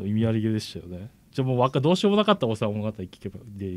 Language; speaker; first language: Japanese; native; Japanese